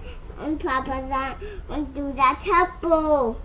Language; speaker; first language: German; early bilingual, heritage; German